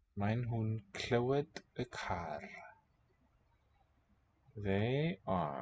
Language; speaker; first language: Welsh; non-native, learner; English